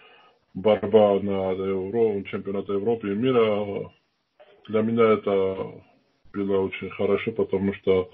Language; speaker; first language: Russian; non-native, fluent; Georgian